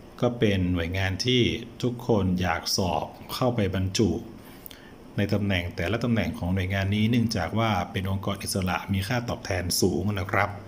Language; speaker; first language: Thai; native; Thai